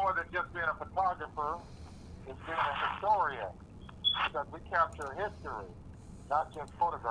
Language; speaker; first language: English; native; English